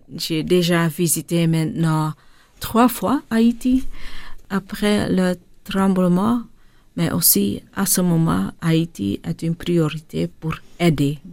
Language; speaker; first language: French; non-native, local second language; Dutch